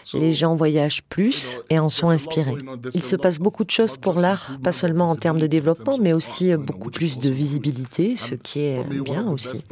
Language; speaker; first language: French; non-native, fluent; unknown